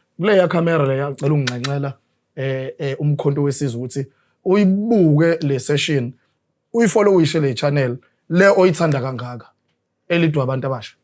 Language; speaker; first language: Zulu; native; Zulu